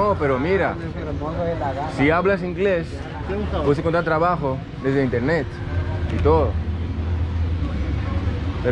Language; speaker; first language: Spanish; non-native, learner; Greek